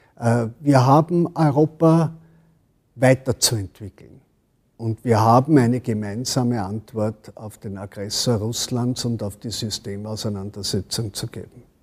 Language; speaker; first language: German; native; German